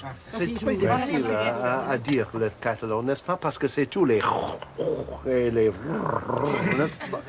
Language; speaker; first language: French; non-native, learner; English